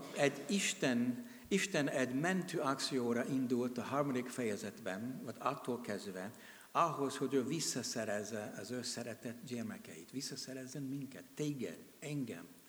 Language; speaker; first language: Hungarian; non-native, fluent; English